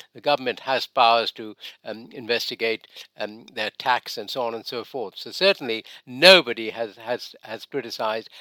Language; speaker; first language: English; non-native, local second language; Bangla